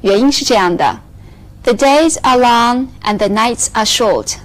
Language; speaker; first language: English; non-native, fluent; Chinese